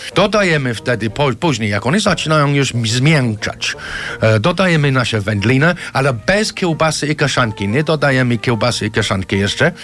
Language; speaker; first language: Polish; non-native, fluent; English